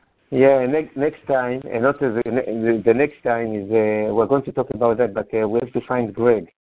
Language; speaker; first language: English; non-native, fluent; Hebrew